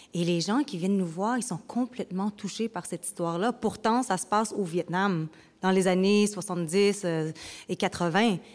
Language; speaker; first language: French; early bilingual, other home language; Vietnamese